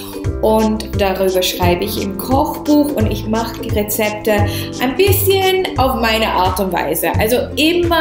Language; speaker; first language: German; non-native, fluent; English